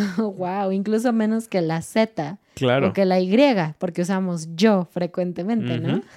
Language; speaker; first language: Spanish; native; Spanish